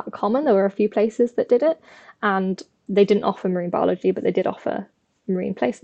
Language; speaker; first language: English; native; English